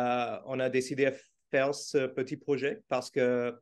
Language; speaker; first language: French; non-native, fluent; Portuguese